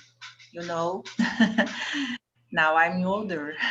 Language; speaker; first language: English; non-native, learner; Portuguese